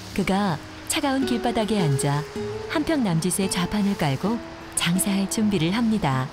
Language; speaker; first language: Korean; native; Korean